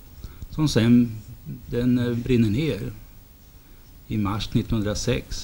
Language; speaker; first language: Swedish; native; Swedish